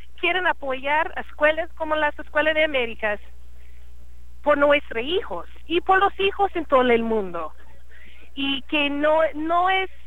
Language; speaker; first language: Spanish; non-native, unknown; English